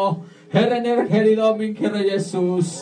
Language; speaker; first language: Swedish; non-native, learner; Spanish